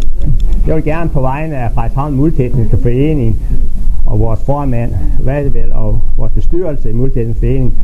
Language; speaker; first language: Danish; native; Danish